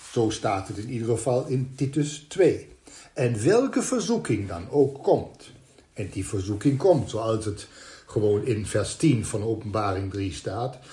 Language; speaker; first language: Dutch; non-native, fluent; German